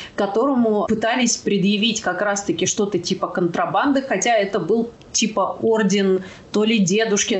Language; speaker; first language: Russian; native; Russian